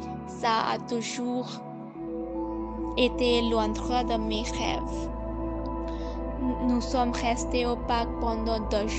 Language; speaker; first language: French; non-native, learner; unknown